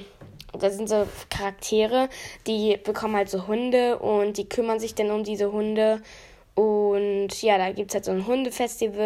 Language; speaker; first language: German; native; German